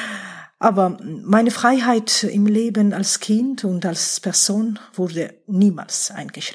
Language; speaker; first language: German; non-native, fluent; Georgian